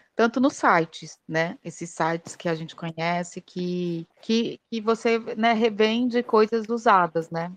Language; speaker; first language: Portuguese; native; Portuguese